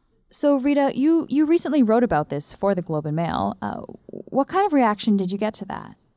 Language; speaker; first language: English; native; English